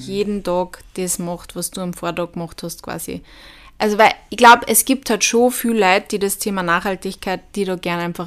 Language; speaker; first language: German; native; German